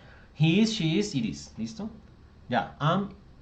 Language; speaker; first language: English; non-native, fluent; Spanish